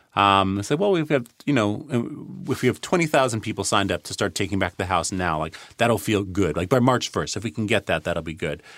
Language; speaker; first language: English; native; English